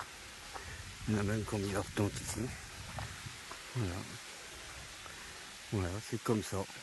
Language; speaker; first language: French; native; French